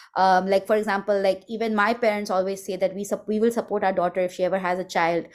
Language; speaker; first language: English; non-native, local second language; Hindi